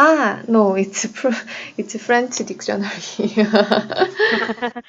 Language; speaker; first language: English; non-native, learner; Korean